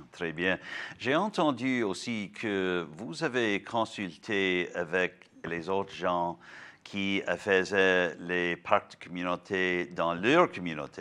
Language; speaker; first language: French; non-native, learner; English